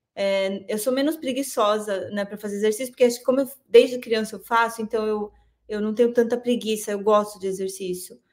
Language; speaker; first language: Portuguese; native; Portuguese